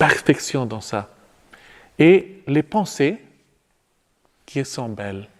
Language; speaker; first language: French; non-native, fluent; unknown